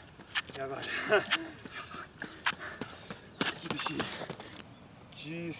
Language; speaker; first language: Japanese; non-native, learner; English